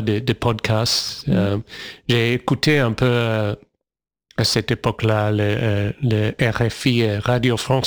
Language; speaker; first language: French; non-native, fluent; English